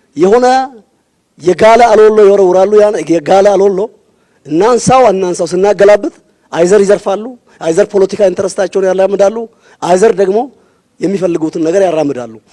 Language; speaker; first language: Amharic; non-native, local second language; Oromo